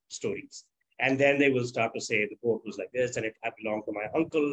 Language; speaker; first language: English; non-native, local second language; Tamil